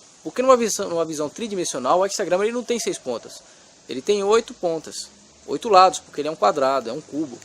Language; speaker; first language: Portuguese; native; Portuguese